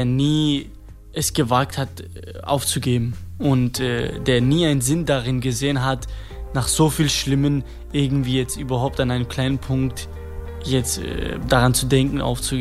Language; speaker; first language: German; non-native, fluent; Kurdish